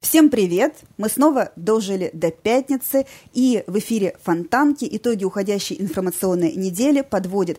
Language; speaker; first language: Russian; native; Russian